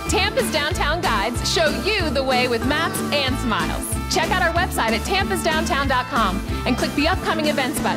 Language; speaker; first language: English; native; English